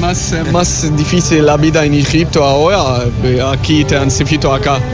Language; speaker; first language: Spanish; non-native, learner; Arabic